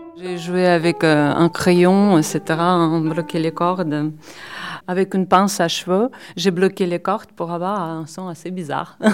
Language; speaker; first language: French; non-native, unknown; Russian